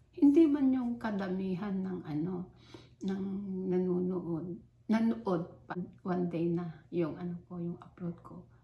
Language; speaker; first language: Filipino; non-native, local second language; Iloko